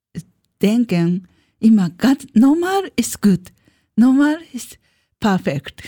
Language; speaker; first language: German; non-native, learner; Japanese